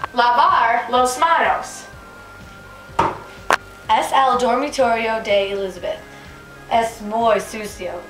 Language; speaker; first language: Spanish; non-native, learner; English